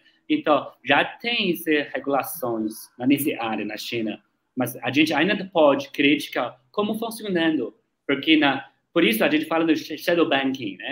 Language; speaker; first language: Portuguese; non-native, learner; Chinese